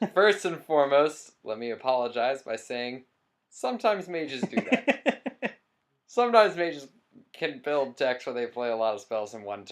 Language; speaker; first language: English; native; English